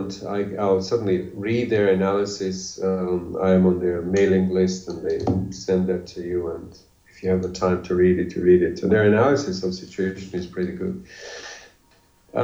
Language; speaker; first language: English; non-native, fluent; Bosnian